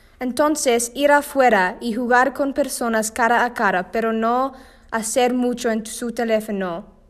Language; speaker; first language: Spanish; non-native, learner; English